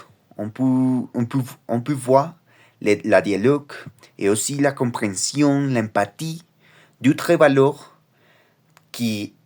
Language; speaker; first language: French; non-native, learner; Spanish